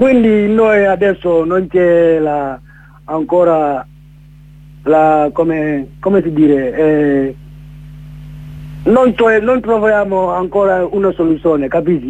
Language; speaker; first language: Italian; non-native, learner; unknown